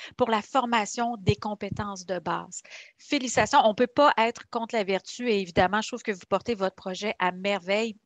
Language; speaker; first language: French; native; French